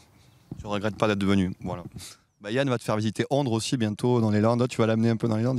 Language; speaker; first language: French; native; French